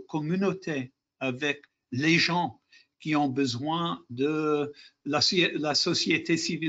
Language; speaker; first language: French; non-native, fluent; English